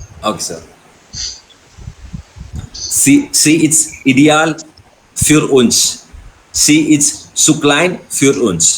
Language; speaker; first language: German; non-native, learner; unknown